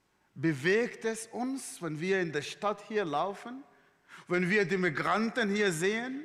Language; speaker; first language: German; non-native, fluent; Arabic